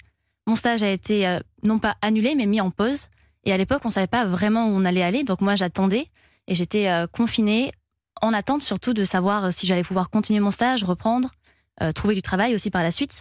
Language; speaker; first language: French; native; French